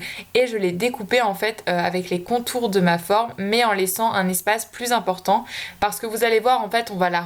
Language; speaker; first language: French; native; French